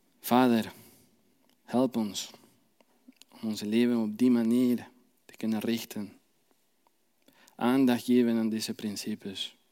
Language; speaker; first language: Dutch; non-native, fluent; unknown